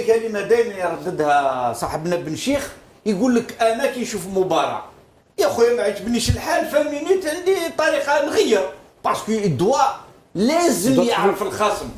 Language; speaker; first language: Arabic; native; Arabic